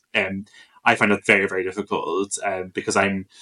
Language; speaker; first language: English; non-native, fluent; Maltese